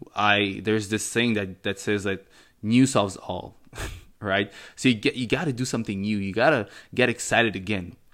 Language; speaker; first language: English; non-native, fluent; French